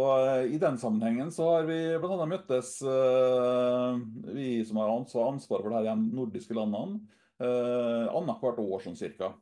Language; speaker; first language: Norwegian; native; Norwegian